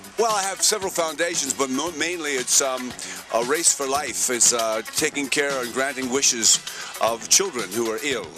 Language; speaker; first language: English; native; English